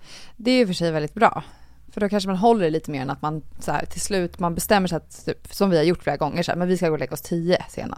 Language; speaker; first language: Swedish; native; Swedish